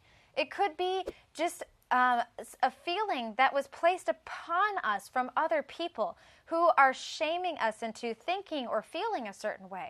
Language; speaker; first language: English; native; English